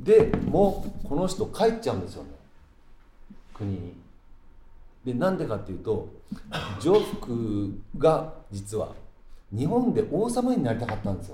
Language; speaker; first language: Japanese; native; Japanese